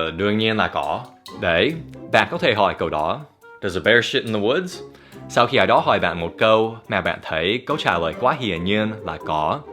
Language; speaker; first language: Vietnamese; non-native, fluent; English